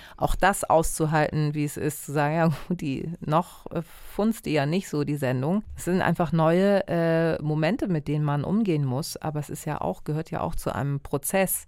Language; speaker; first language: German; early bilingual, other home language; Greek